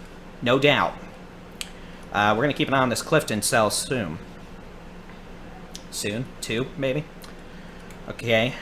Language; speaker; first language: English; native; English